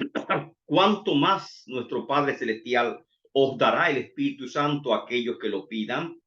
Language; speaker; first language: Spanish; native; Spanish